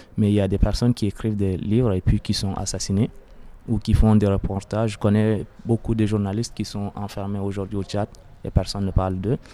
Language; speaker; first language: French; non-native, fluent; Arabic